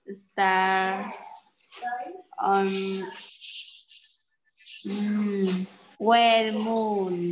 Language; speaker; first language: English; non-native, learner; Vietnamese